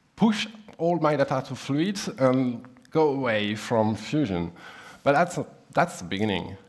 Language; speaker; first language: English; non-native, fluent; German